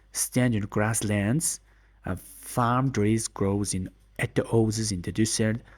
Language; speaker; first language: English; non-native, learner; Mongolian